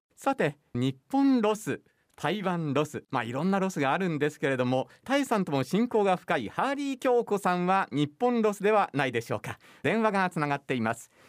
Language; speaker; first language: Japanese; native; Japanese